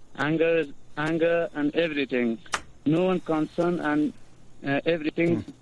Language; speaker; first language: English; non-native, learner; Persian